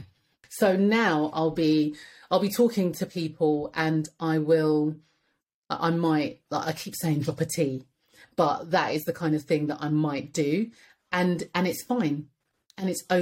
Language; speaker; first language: English; native; English